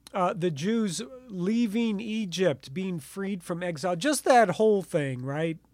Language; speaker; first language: English; native; English